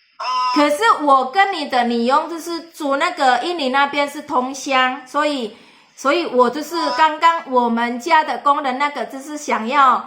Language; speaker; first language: Chinese; non-native, fluent; Indonesian